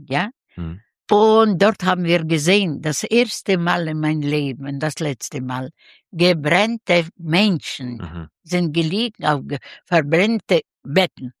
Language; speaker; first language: German; non-native, learner; Russian